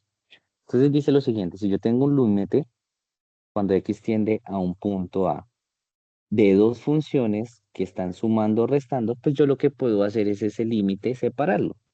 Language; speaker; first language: Spanish; native; Spanish